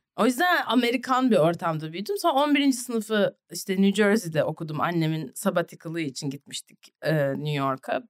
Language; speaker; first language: Turkish; native; Turkish